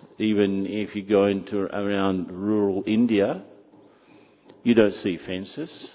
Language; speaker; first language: English; native; English